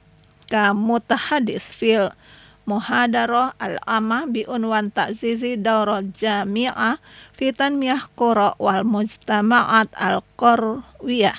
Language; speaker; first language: Arabic; non-native, fluent; Indonesian